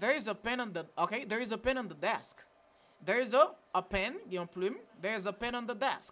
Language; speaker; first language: English; non-native, fluent; Haitian Creole